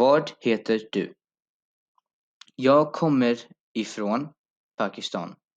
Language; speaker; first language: Swedish; non-native, fluent; Urdu